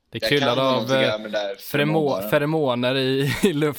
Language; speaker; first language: Swedish; native; Swedish